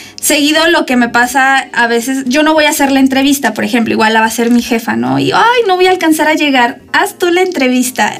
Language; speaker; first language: Spanish; native; Spanish